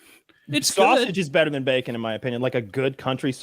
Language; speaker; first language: English; native; English